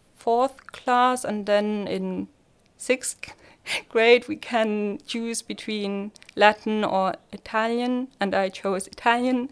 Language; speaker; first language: English; non-native, fluent; German